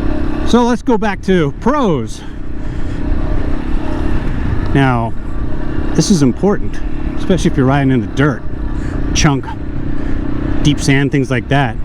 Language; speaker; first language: English; native; English